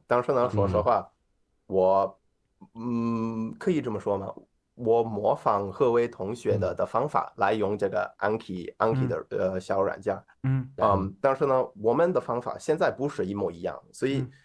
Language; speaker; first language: Chinese; non-native, fluent; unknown